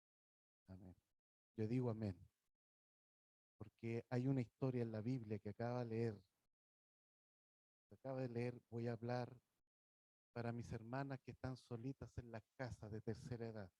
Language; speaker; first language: Spanish; native; Spanish